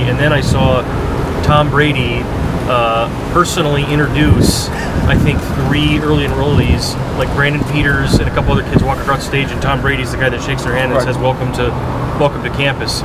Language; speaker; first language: English; native; English